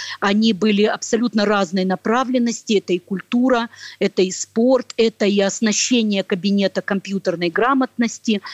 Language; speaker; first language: Russian; native; Russian